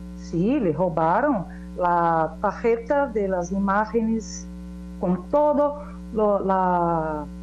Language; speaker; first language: Spanish; non-native, learner; Portuguese